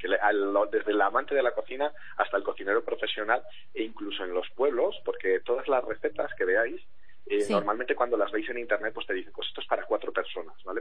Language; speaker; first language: Spanish; native; Spanish